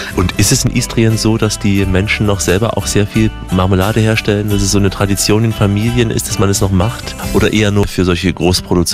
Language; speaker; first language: German; native; German